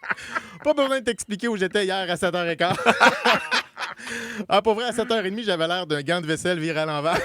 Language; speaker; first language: French; native; French